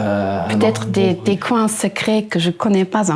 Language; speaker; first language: French; non-native, local second language; Luxembourgish